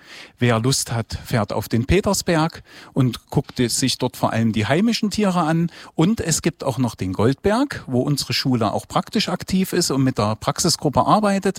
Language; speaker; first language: German; native; German